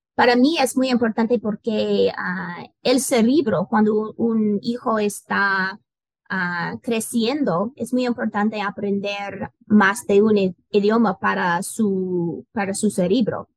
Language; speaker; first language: Spanish; non-native, learner; English